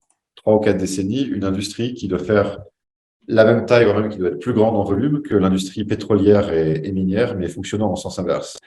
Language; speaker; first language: French; native; French